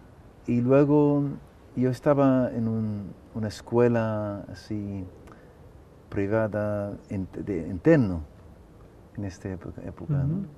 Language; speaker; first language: Spanish; non-native, fluent; English